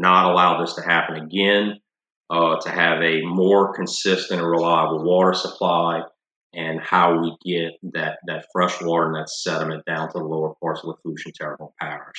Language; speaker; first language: English; native; English